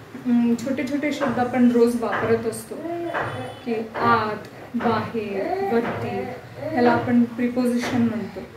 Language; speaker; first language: Marathi; non-native, local second language; Kannada